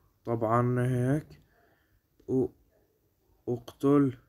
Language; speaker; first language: Arabic; native; Arabic